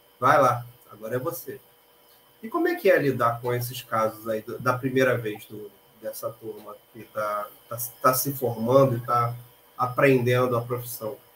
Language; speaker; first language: Portuguese; native; Portuguese